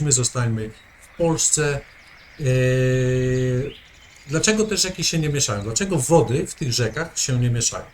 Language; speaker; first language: Polish; native; Polish